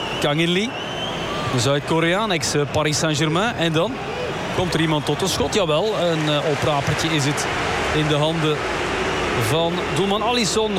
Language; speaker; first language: Dutch; native; Dutch